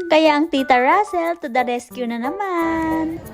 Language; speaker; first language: Filipino; native; Filipino